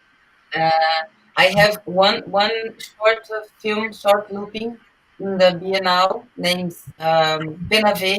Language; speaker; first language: English; non-native, learner; Portuguese